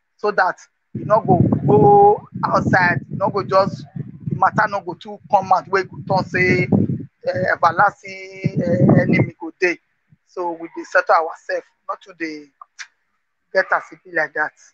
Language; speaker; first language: Nigerian Pidgin; non-native, local second language; Bini